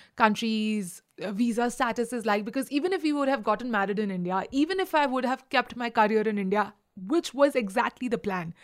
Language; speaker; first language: English; non-native, local second language; Hindi